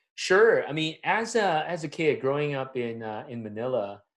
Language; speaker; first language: English; non-native, local second language; Filipino